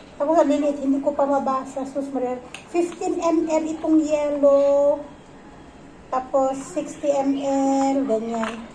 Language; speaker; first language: Filipino; native; Filipino